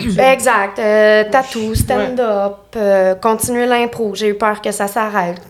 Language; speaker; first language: French; native; French